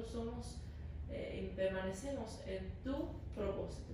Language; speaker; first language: Spanish; native; Spanish